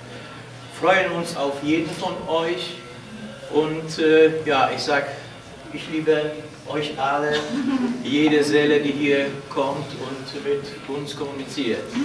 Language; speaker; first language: German; non-native, fluent; Polish